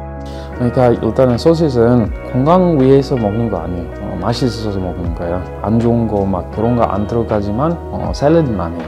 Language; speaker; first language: Korean; non-native, fluent; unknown